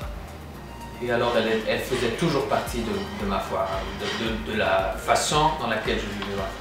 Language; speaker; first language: French; non-native, fluent; German